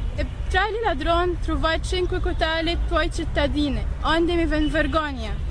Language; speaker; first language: Italian; non-native, learner; Arabic